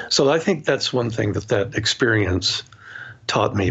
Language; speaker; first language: English; native; English